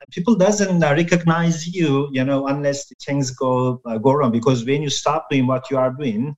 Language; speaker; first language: English; non-native, fluent; Turkish